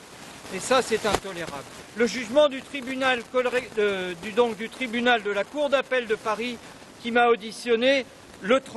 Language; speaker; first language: French; native; French